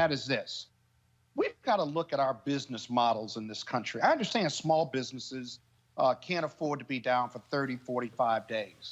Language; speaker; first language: English; native; English